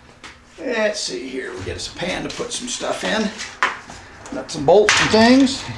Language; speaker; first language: English; native; English